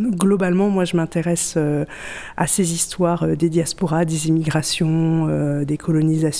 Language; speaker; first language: French; native; French